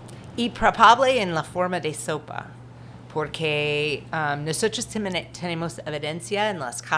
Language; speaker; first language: Spanish; non-native, fluent; English